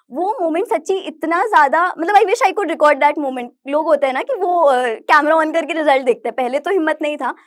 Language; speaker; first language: Hindi; native; Hindi